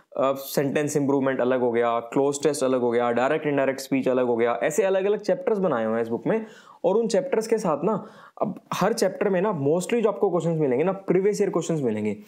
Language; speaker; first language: Hindi; native; Hindi